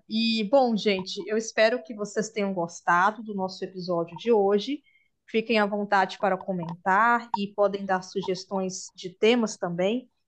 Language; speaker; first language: Portuguese; native; Portuguese